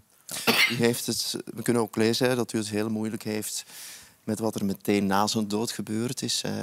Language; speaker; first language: Dutch; native; Dutch